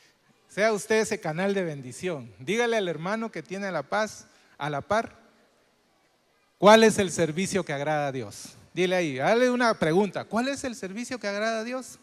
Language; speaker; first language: Spanish; native; Spanish